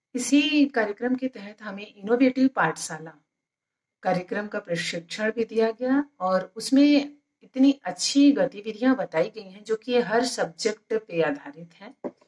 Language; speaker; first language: Hindi; native; Hindi